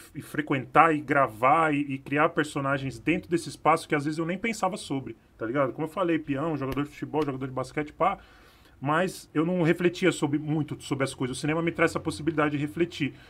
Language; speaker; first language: Portuguese; native; Portuguese